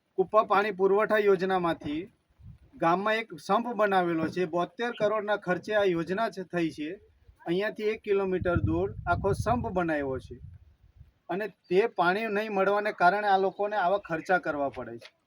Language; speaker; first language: Gujarati; non-native, local second language; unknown